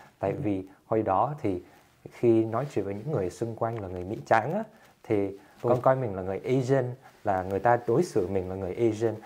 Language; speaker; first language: Vietnamese; early bilingual, heritage; Vietnamese